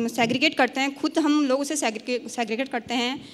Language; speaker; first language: Hindi; native; Hindi